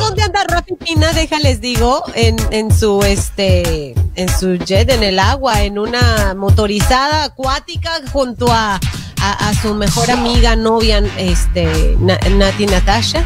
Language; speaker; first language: Spanish; native; Spanish